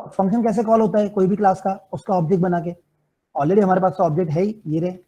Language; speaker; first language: Hindi; non-native, local second language; Gujarati